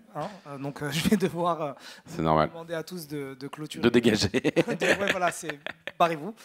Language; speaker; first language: French; non-native, local second language; Arabic